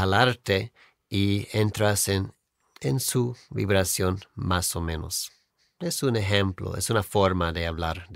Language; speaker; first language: Spanish; non-native, fluent; English